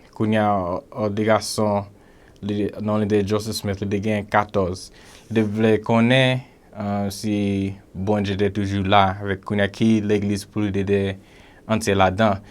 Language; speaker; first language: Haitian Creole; non-native, learner; English